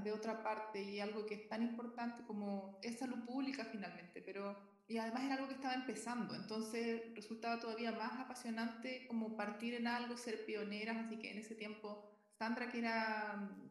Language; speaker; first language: Spanish; native; Spanish